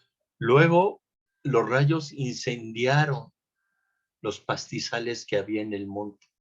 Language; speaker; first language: Spanish; native; Spanish